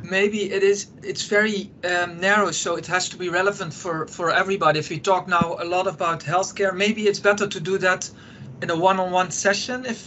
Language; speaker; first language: English; non-native, fluent; Dutch